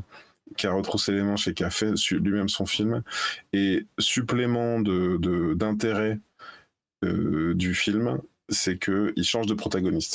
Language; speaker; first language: French; native; French